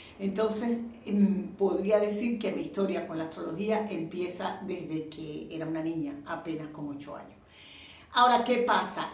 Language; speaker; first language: Spanish; native; Spanish